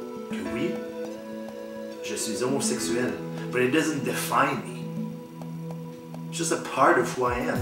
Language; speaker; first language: English; non-native, local second language; French